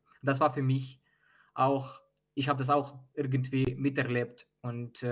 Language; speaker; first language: German; non-native, fluent; Ukrainian